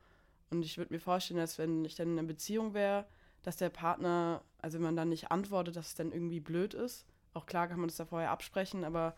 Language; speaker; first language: German; native; German